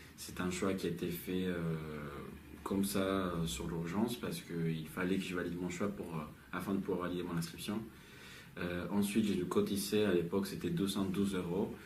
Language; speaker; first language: French; non-native, fluent; Spanish